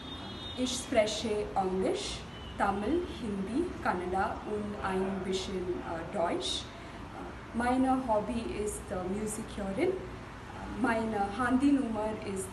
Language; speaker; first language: German; non-native, learner; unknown